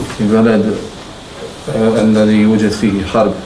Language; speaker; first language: Arabic; non-native, learner; Bosnian